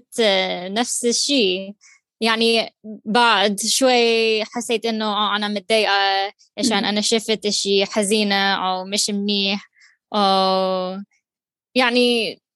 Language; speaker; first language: Arabic; non-native, learner; English